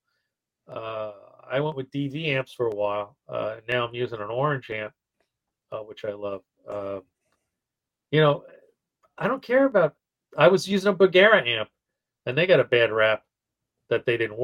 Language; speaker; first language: English; native; English